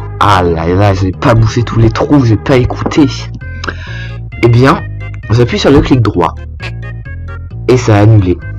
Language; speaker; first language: French; native; French